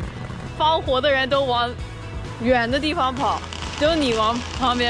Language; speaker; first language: Chinese; non-native, fluent; English